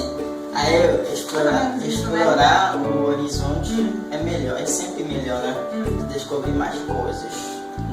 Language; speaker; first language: Portuguese; non-native, local second language; Haitian Creole